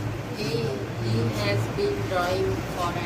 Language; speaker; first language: English; non-native, learner; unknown